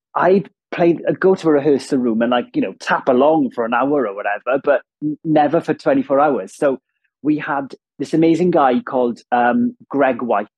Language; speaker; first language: English; non-native, local second language; Welsh